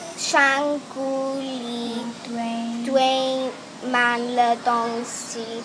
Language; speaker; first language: Chinese; non-native, learner; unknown